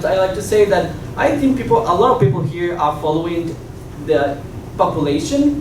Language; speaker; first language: English; non-native, fluent; Spanish